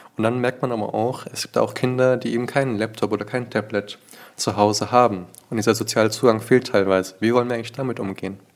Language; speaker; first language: German; early bilingual, other home language; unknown